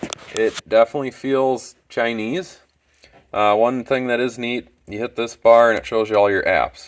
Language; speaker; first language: English; native; English